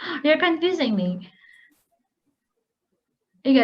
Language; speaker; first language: English; non-native, local second language; Filipino